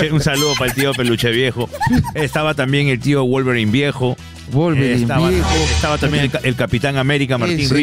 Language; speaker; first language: Spanish; native; Spanish